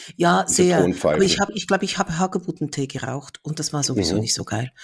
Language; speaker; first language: German; native; German